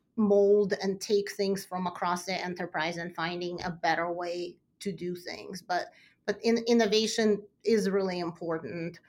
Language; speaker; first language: English; early bilingual, other home language; Russian